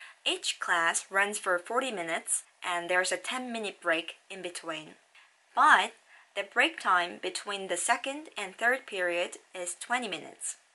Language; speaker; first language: English; non-native, fluent; Korean